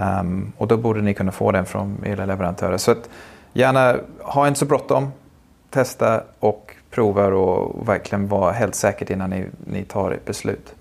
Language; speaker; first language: Swedish; non-native, fluent; English